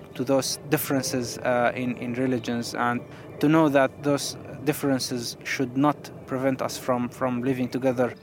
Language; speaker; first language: English; non-native, fluent; Arabic